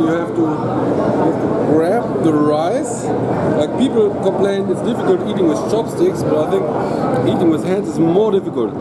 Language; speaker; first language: English; non-native, fluent; German